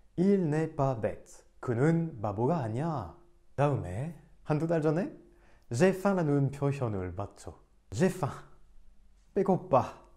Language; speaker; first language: Korean; non-native, fluent; French